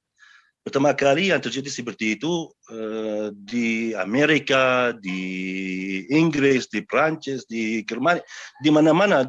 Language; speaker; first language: Indonesian; non-native, fluent; Arabic